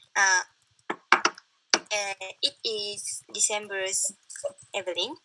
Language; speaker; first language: English; non-native, learner; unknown